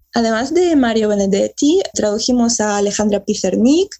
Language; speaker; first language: Spanish; early bilingual, other home language; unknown